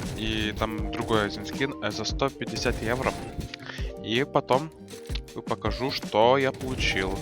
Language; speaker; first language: Russian; non-native, fluent; Lithuanian